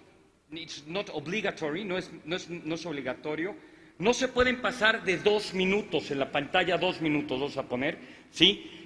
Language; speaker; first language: Spanish; native; Spanish